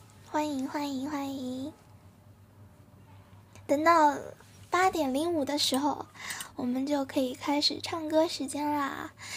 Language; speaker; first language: Chinese; native; Chinese